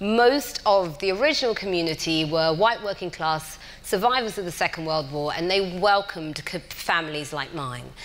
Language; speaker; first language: English; native; English